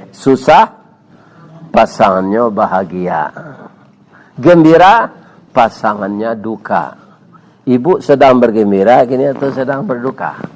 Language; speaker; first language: Malay; non-native, local second language; Minangkabau